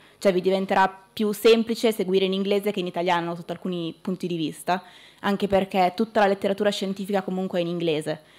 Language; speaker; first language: Italian; native; Italian